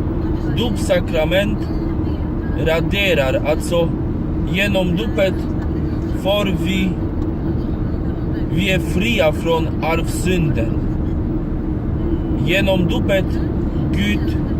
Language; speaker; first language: Swedish; non-native, learner; Polish